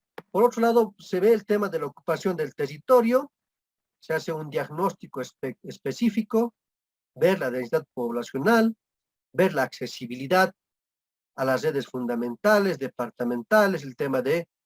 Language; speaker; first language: Spanish; native; Spanish